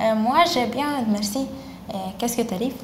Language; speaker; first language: French; non-native, learner; Lithuanian